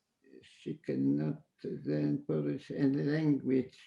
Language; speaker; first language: English; non-native, fluent; Polish